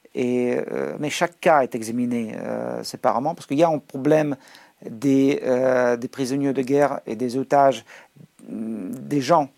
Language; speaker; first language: French; non-native, fluent; Russian